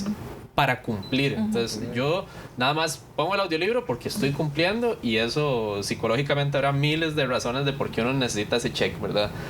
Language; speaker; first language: Spanish; native; Spanish